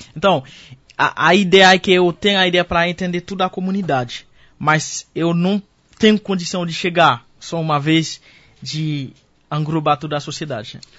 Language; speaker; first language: Portuguese; non-native, fluent; Haitian Creole